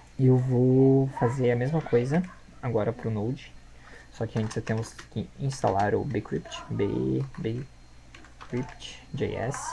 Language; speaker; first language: Portuguese; native; Portuguese